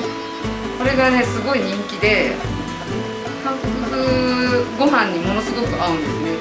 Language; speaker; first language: Japanese; native; Japanese